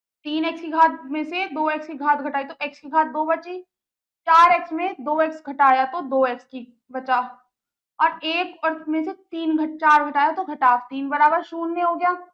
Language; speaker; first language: Hindi; native; Hindi